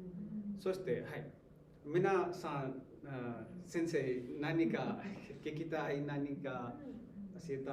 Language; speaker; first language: Japanese; non-native, learner; Hindi